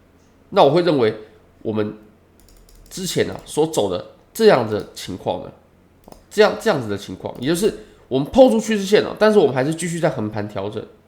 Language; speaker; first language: Chinese; native; Chinese